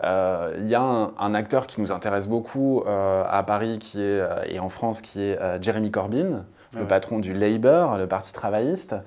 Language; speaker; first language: French; native; French